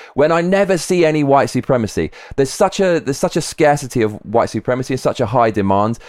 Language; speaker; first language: English; native; English